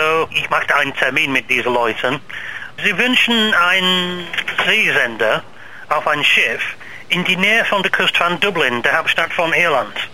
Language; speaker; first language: German; non-native, learner; English